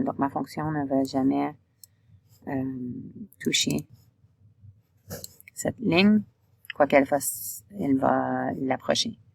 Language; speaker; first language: French; native; French